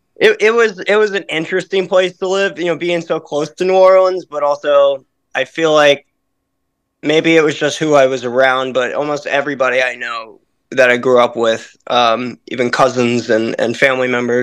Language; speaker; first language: English; native; English